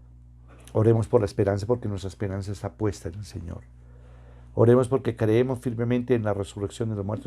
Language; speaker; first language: Spanish; native; Spanish